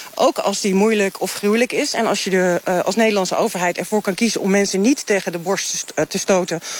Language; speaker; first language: Dutch; native; Dutch